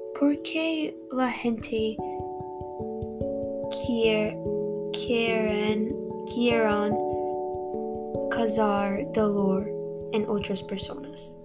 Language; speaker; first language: Spanish; non-native, learner; English